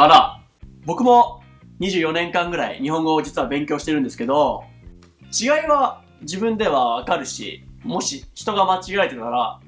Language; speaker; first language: Japanese; native; Japanese